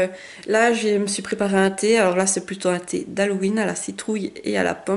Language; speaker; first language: French; native; French